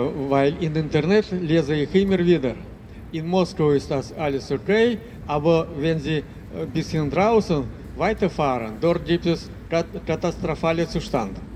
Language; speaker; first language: German; non-native, fluent; Russian